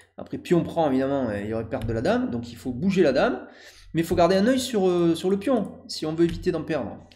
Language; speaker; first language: French; native; French